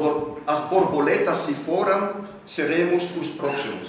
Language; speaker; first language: Portuguese; non-native, fluent; Dutch